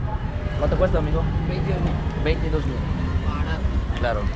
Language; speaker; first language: Spanish; non-native, learner; English